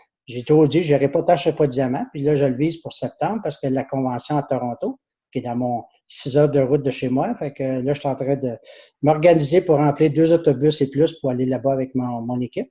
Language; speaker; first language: French; native; French